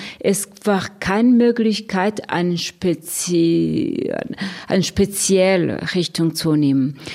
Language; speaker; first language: German; non-native, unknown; Rundi